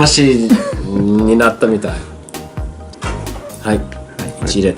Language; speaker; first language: Japanese; non-native, fluent; English